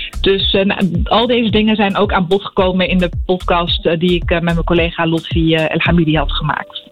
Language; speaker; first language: Dutch; early bilingual, other home language; Arabic